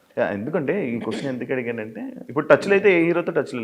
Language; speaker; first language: Telugu; native; Telugu